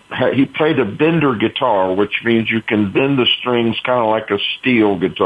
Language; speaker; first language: English; native; English